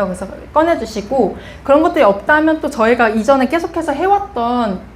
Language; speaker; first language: Korean; native; Korean